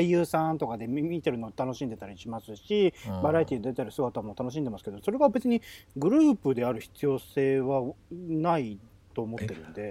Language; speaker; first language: Japanese; native; Japanese